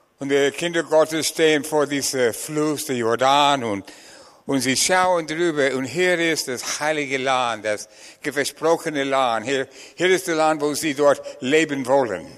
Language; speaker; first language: German; non-native, fluent; English